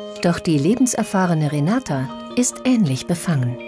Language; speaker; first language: German; native; German